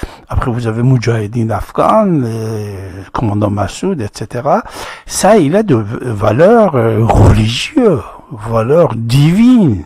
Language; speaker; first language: French; non-native, fluent; Persian